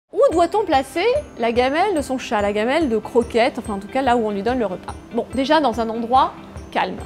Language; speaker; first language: French; native; French